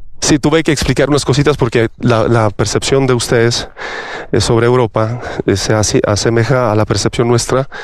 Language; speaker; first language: Spanish; non-native, fluent; Polish